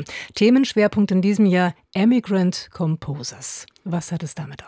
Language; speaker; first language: German; native; German